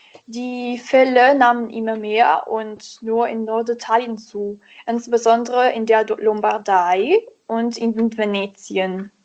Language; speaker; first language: German; non-native, learner; Italian